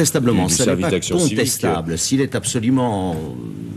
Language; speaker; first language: French; native; French